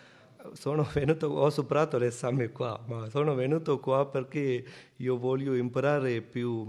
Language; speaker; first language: Italian; non-native, learner; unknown